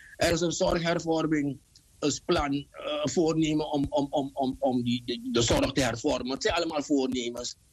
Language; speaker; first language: Dutch; native; Dutch